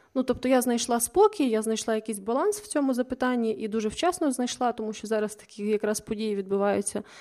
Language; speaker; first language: Ukrainian; native; Ukrainian